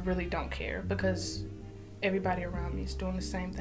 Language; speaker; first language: English; native; English